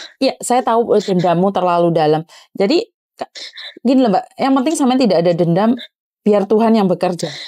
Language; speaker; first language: Indonesian; non-native, local second language; Javanese